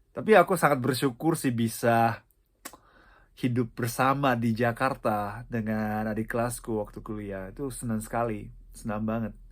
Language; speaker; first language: Indonesian; non-native, fluent; Japanese